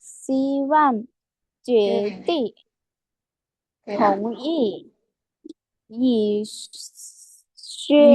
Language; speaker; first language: Chinese; non-native, learner; Lao